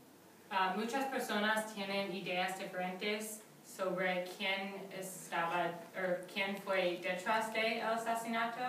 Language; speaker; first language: Spanish; non-native, learner; English